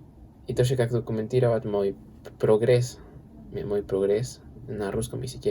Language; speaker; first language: Russian; non-native, learner; Spanish